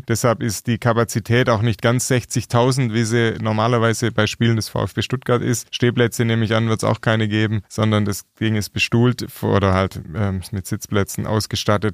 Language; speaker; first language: German; native; German